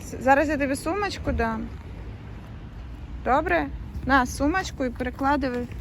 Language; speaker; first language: Ukrainian; native; Ukrainian